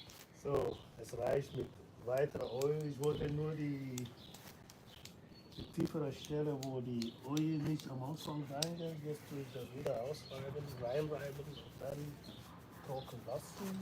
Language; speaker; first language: German; non-native, fluent; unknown